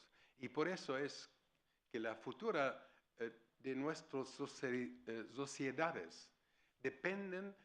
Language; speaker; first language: Spanish; non-native, fluent; German